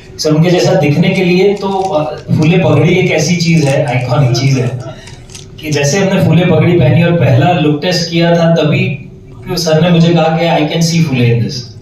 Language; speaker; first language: Hindi; non-native, local second language; Gujarati